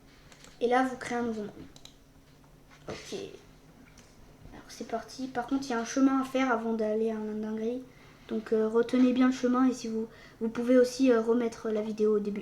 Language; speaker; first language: French; native; French